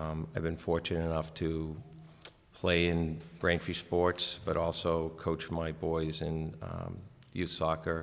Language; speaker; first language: English; native; English